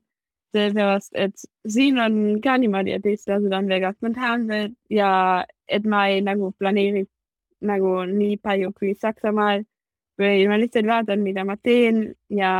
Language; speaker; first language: Estonian; non-native, learner; German